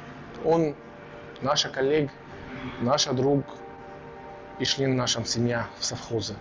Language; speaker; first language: Russian; non-native, learner; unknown